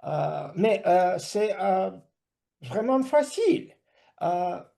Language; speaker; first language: French; non-native, fluent; Russian